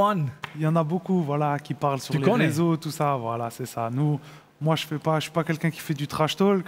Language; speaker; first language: French; native; French